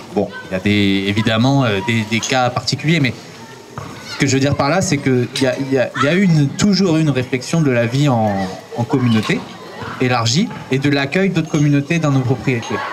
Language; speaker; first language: French; native; French